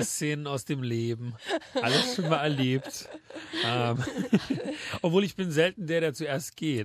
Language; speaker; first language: German; native; German